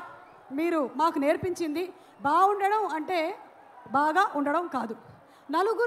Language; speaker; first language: Telugu; native; Telugu